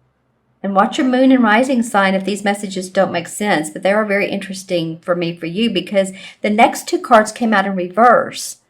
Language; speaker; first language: English; native; English